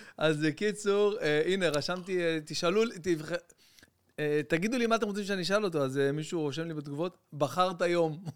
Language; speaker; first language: Hebrew; native; Hebrew